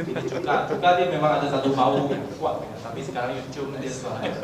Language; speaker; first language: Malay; non-native, local second language; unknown